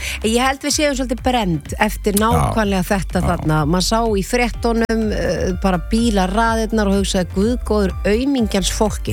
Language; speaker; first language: Icelandic; native; Icelandic